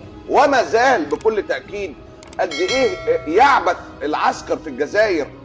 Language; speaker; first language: Arabic; native; Arabic